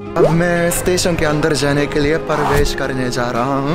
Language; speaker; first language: Hindi; non-native, fluent; Japanese